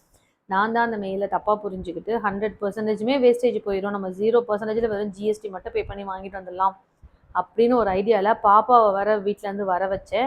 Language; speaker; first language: Tamil; native; Tamil